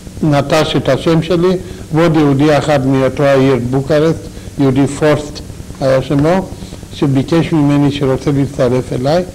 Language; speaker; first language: Hebrew; non-native, fluent; Romanian